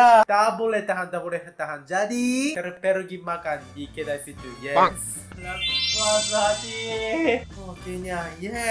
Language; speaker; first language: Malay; non-native, learner; Japanese